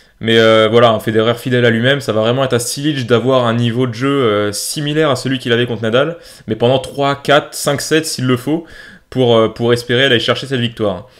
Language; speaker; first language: French; native; French